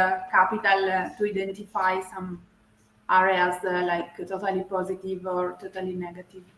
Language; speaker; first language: English; non-native, fluent; Italian